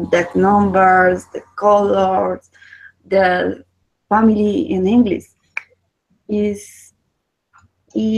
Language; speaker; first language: English; non-native, learner; Spanish